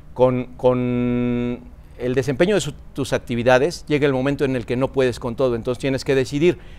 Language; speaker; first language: Spanish; native; Spanish